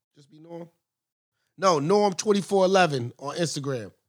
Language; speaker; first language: English; native; English